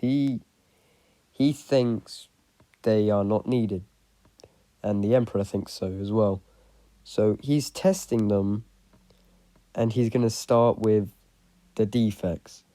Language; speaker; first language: English; native; English